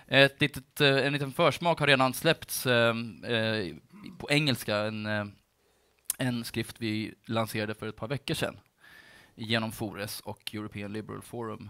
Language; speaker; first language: Swedish; native; Swedish